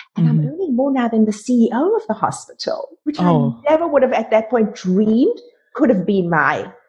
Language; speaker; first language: English; native; English